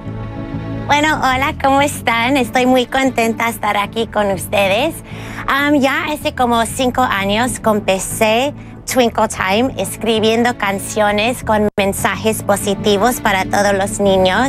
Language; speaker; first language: Spanish; early bilingual, heritage; English